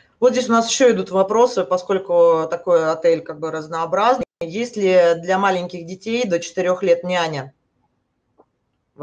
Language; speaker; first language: Russian; native; Russian